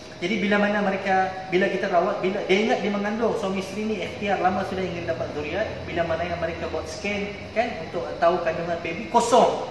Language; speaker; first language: Malay; native; Malay